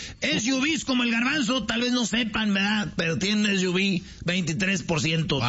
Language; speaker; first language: Spanish; native; Spanish